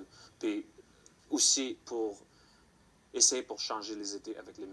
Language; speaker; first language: French; non-native, local second language; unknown